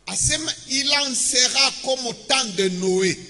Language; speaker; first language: French; non-native, local second language; Swahili